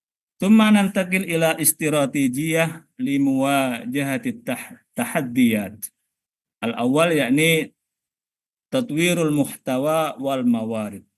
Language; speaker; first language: Arabic; non-native, fluent; Indonesian